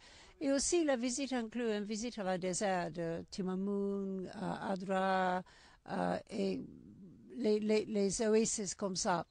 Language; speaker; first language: French; non-native, learner; English